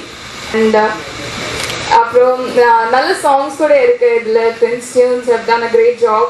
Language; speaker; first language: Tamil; non-native, fluent; Malayalam